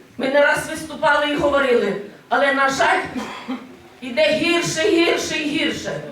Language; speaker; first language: Ukrainian; native; Ukrainian